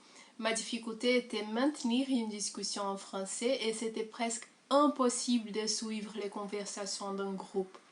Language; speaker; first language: French; non-native, fluent; Portuguese